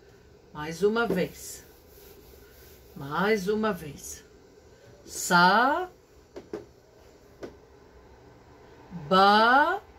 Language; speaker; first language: Portuguese; non-native, learner; Arabic